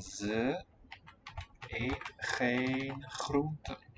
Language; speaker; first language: Dutch; non-native, learner; English